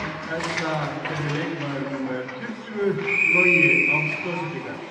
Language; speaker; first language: Icelandic; native; Icelandic